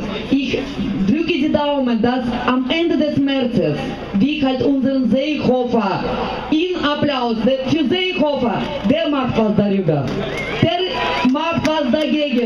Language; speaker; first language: German; non-native, fluent; Russian